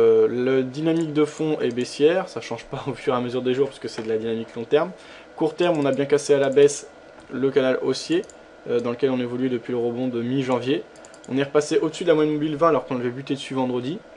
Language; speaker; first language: French; native; French